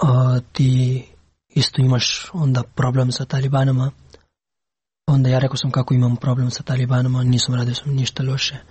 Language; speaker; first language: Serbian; non-native, learner; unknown